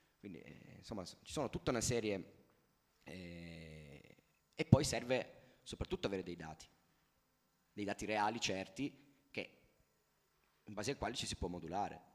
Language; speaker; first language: Italian; native; Italian